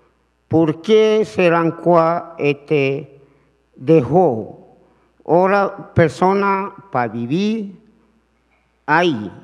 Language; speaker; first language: Spanish; non-native, learner; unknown